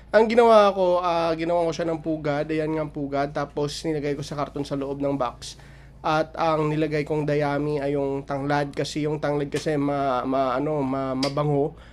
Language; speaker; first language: Filipino; non-native, local second language; Hiligaynon